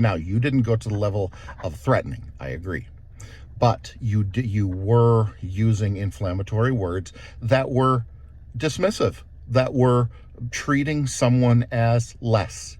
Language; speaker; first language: English; native; English